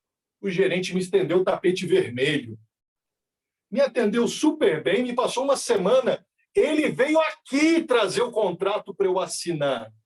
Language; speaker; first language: Portuguese; native; Portuguese